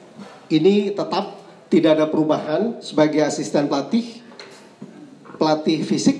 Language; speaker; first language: Indonesian; native; Indonesian